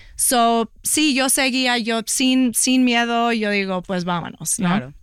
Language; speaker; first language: Spanish; early bilingual, heritage; Spanish